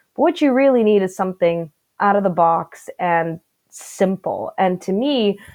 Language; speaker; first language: English; native; English